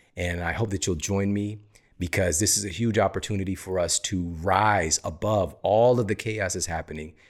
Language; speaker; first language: English; native; English